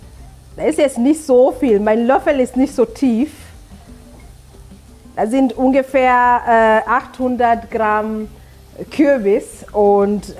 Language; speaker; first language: German; non-native, fluent; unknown